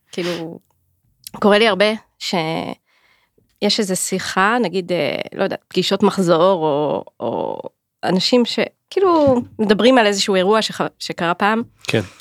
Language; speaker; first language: Hebrew; native; Hebrew